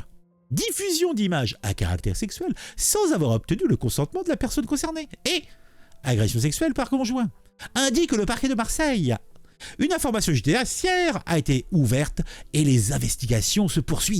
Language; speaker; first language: French; native; French